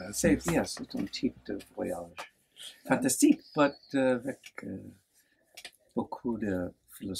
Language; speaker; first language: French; non-native, learner; English